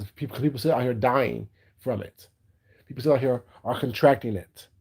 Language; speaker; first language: English; native; English